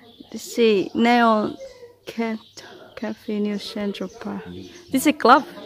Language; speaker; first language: English; non-native, learner; Vietnamese